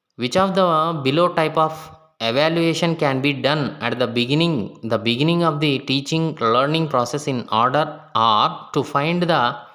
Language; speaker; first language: English; non-native, local second language; Telugu